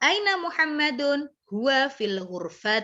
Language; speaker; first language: Arabic; non-native, fluent; Indonesian